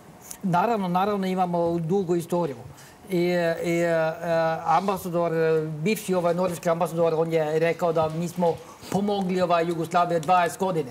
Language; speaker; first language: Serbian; non-native, learner; Norwegian